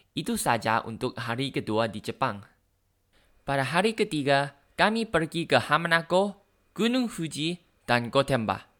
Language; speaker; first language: Indonesian; non-native, learner; Thai